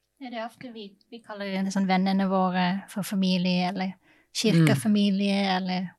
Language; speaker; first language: Norwegian; non-native, fluent; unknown